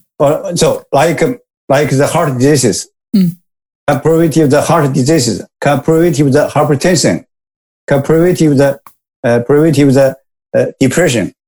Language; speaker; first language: English; non-native, learner; Japanese